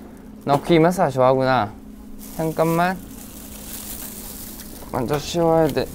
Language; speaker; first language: Korean; non-native, fluent; Thai